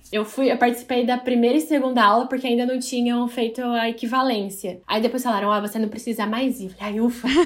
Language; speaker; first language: Portuguese; native; Portuguese